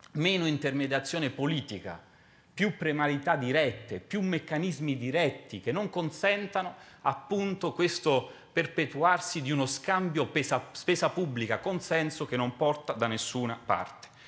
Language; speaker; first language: Italian; native; Italian